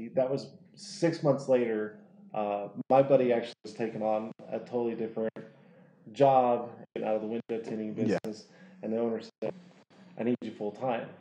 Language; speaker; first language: English; native; English